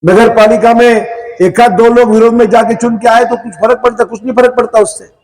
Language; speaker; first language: Hindi; non-native, local second language; Marathi